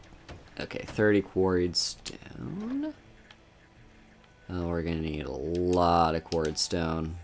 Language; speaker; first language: English; native; English